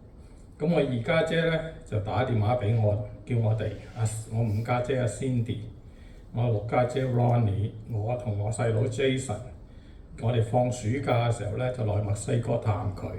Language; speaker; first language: Cantonese; native; Cantonese